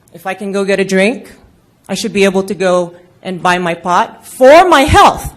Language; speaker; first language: English; non-native, local second language; Filipino